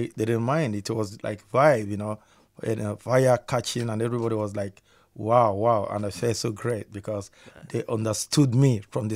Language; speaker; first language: English; non-native, local second language; Igbo